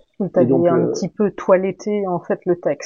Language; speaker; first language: French; native; French